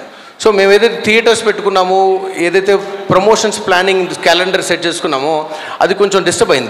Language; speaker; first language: Telugu; native; Telugu